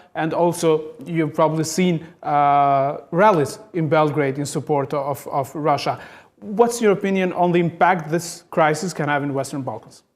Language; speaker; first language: English; non-native, fluent; Albanian